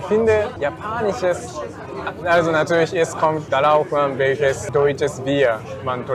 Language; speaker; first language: German; non-native, learner; Japanese